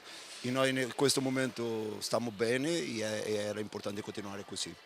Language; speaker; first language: Italian; non-native, fluent; Portuguese